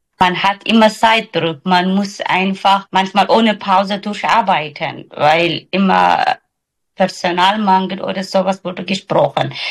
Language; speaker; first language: German; non-native, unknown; Somali